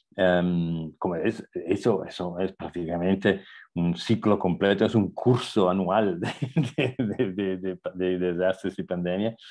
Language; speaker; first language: Spanish; non-native, fluent; Italian